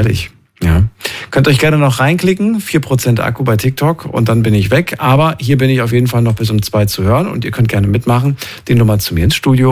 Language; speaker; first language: German; native; German